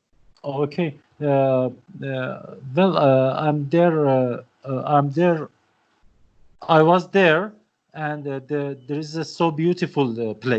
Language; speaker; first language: English; non-native, learner; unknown